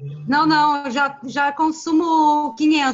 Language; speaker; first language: Spanish; non-native, learner; Portuguese